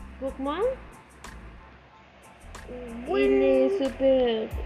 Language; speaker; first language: French; non-native, learner; Spanish